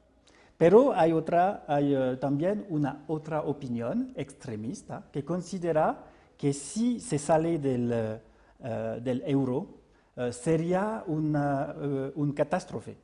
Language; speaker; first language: Spanish; non-native, fluent; French